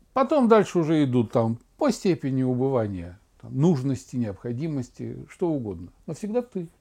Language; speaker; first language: Russian; native; Russian